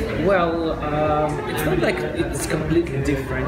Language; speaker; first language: English; non-native, fluent; Russian